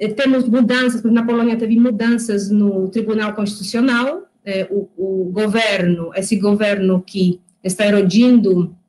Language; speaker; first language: Portuguese; non-native, fluent; Polish